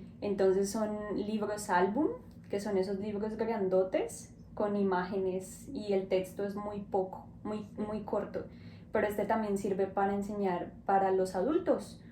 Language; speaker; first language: Spanish; native; Spanish